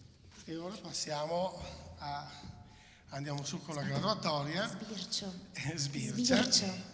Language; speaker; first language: Italian; native; Italian